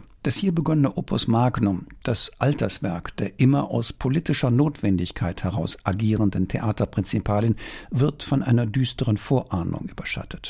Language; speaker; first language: German; native; German